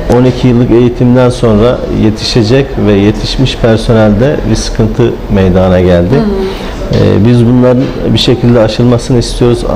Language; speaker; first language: Turkish; native; Turkish